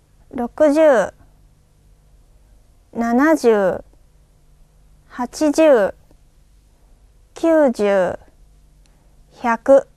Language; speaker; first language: Chinese; non-native, learner; Thai